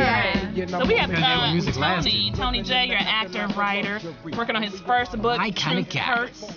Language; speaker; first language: English; native; English